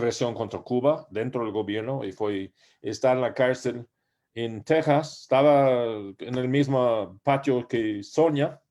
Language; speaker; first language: Spanish; non-native, learner; English